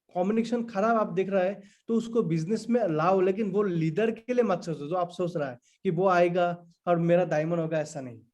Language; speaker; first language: Hindi; non-native, local second language; Assamese